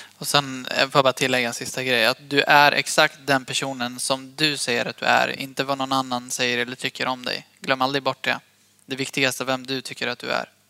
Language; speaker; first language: Swedish; early bilingual, other home language; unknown